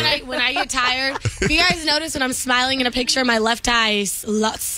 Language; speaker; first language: English; native; English